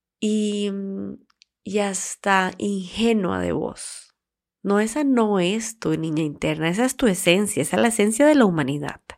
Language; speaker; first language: Spanish; native; Spanish